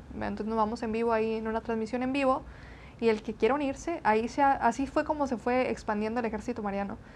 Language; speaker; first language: Spanish; native; Spanish